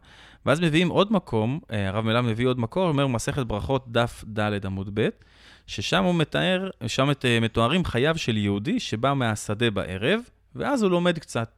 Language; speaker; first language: Hebrew; native; Hebrew